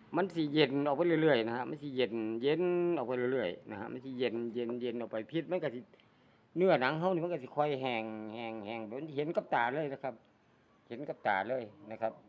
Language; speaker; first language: Thai; native; Thai